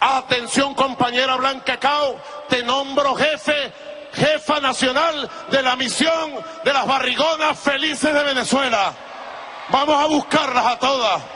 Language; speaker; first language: Spanish; native; Spanish